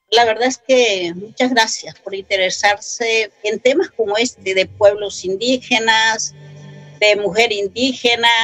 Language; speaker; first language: Spanish; non-native, local second language; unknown